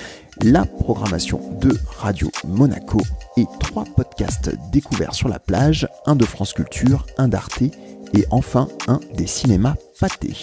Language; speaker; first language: French; native; French